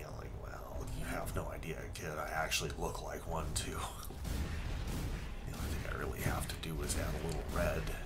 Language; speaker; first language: English; native; English